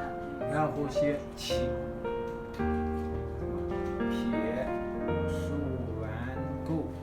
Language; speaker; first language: Chinese; non-native, fluent; Kazakh